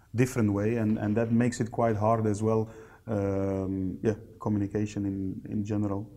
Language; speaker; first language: English; non-native, fluent; Dutch